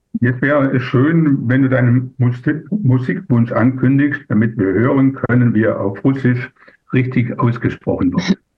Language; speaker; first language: German; native; German